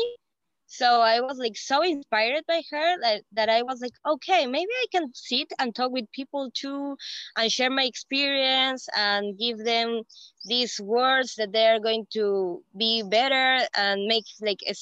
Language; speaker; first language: English; non-native, fluent; Spanish